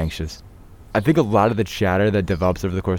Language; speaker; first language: English; native; English